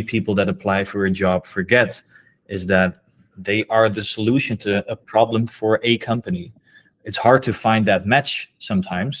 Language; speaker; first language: English; non-native, fluent; Dutch